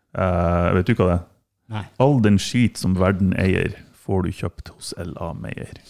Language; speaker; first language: Norwegian; non-native, fluent; German